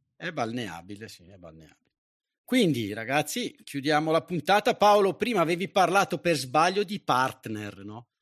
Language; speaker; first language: Italian; native; Italian